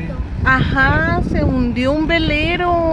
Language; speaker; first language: Spanish; native; Spanish